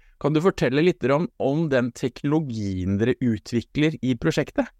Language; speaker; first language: Norwegian; native; Norwegian